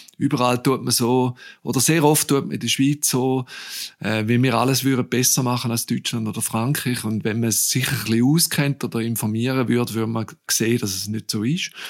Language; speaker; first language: German; native; German